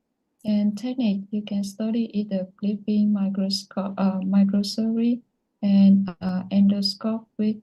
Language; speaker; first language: English; non-native, learner; Vietnamese